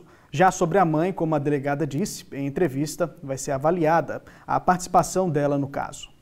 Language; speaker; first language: Portuguese; native; Portuguese